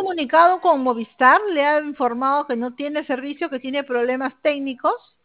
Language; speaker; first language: Spanish; native; Spanish